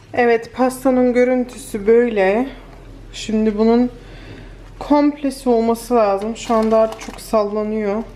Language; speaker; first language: Turkish; early bilingual, heritage; Turkish